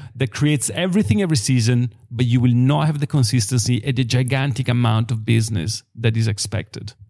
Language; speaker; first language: English; non-native, fluent; Italian